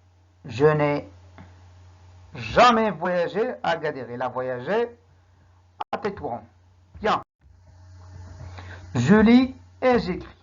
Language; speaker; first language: French; non-native, local second language; Arabic